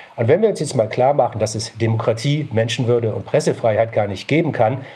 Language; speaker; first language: German; native; German